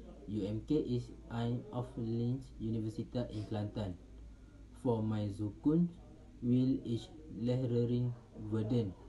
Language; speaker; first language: German; non-native, learner; Malay